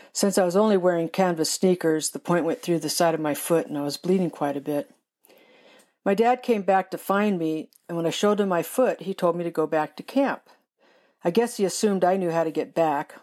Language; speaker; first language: English; native; English